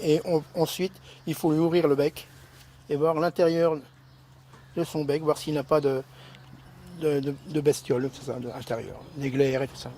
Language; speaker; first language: French; native; French